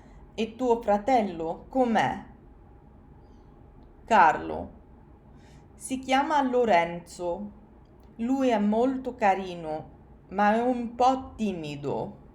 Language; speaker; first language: Italian; non-native, fluent; English